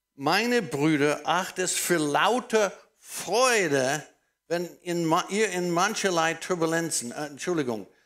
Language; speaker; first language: German; non-native, fluent; English